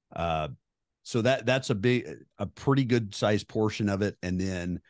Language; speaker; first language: English; native; English